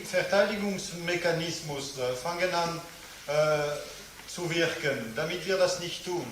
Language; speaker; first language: German; non-native, fluent; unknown